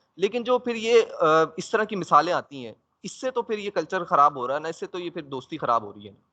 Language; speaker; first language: Urdu; native; Urdu